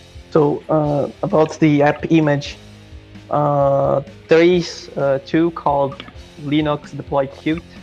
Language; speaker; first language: English; non-native, fluent; Portuguese